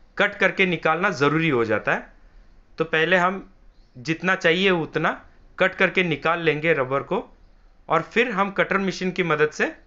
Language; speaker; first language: Hindi; non-native, local second language; Marathi